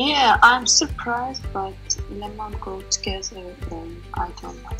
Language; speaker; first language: English; non-native, learner; Russian